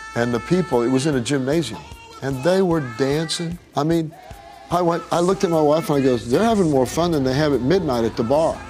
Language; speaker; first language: English; native; English